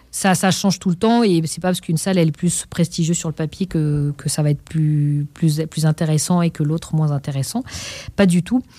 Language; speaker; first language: French; native; French